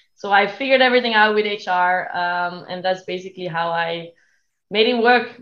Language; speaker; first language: English; non-native, fluent; Dutch